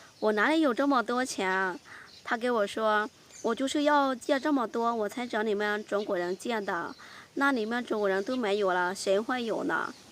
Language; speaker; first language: Chinese; non-native, fluent; Lao